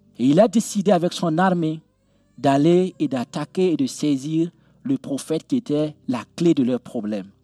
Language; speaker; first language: French; non-native, local second language; Mossi